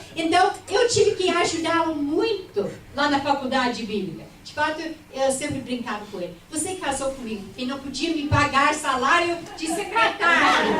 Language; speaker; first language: Portuguese; non-native, fluent; English